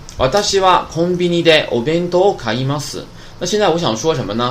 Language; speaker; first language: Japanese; non-native, fluent; Chinese